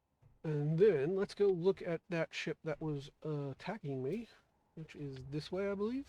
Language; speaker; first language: English; native; English